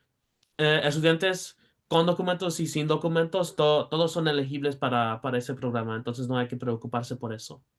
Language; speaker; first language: Spanish; early bilingual, heritage; Spanish